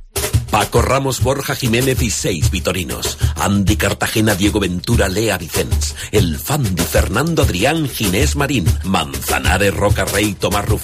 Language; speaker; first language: Spanish; native; Spanish